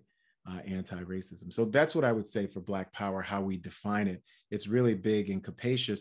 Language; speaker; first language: English; native; English